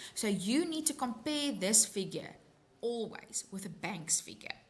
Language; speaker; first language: English; non-native, local second language; Afrikaans